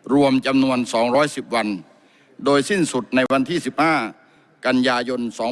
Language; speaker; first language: Thai; native; Thai